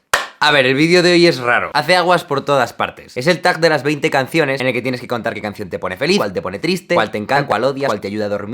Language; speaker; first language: Spanish; native; Spanish